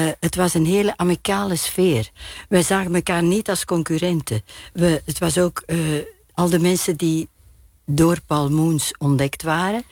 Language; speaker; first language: Dutch; native; Dutch